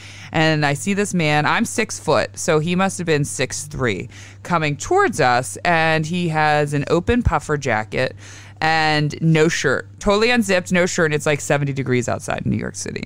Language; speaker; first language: English; native; English